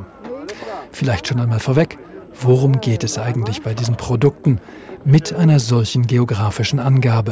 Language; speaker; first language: German; native; German